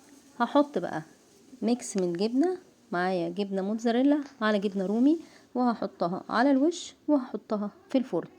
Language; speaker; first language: Arabic; native; Arabic